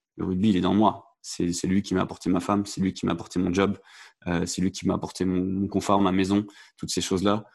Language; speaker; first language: French; native; French